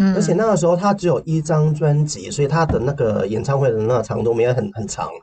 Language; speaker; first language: Chinese; non-native, fluent; Cantonese